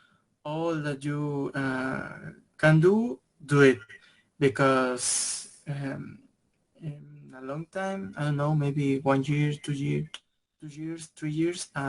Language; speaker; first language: English; non-native, learner; Spanish